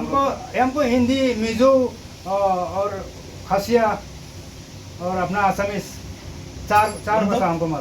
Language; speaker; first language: Hindi; non-native, local second language; Bangla